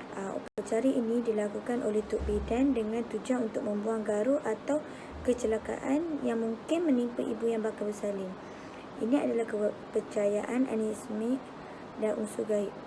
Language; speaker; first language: Malay; native; Malay